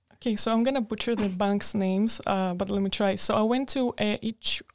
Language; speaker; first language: English; non-native, fluent; Greek